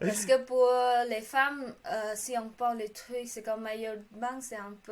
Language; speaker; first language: French; non-native, learner; Khmer